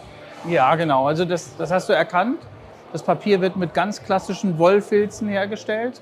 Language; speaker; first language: German; native; German